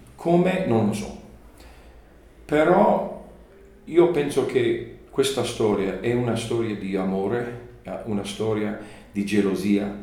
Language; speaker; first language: Italian; non-native, learner; English